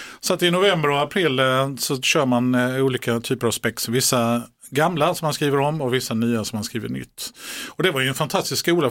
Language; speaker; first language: Swedish; native; Swedish